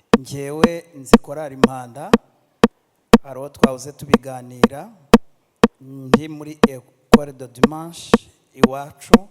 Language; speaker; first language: Kinyarwanda; native; Kinyarwanda